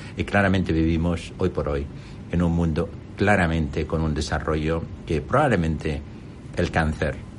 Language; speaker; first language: Spanish; non-native, fluent; Arabic